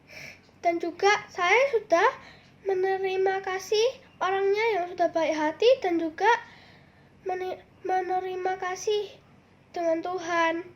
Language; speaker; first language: Indonesian; early bilingual, other home language; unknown